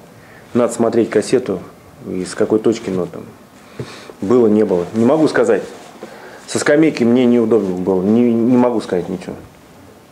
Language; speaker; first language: Russian; native; Russian